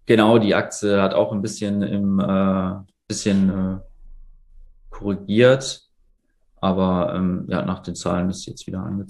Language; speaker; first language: German; native; German